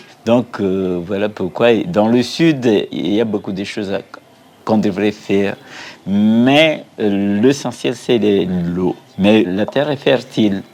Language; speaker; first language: French; non-native, local second language; Malagasy